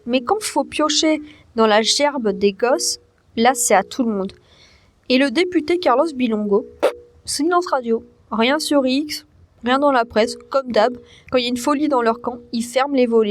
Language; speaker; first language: French; native; French